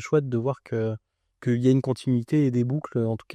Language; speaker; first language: French; native; French